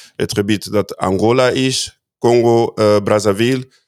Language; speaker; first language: Dutch; non-native, fluent; Swahili